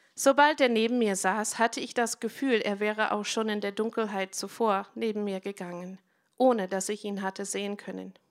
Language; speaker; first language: German; non-native, fluent; English